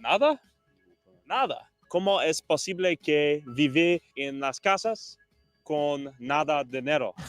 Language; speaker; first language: Spanish; non-native, learner; English